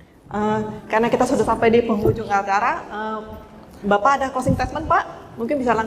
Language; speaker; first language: Indonesian; native; Indonesian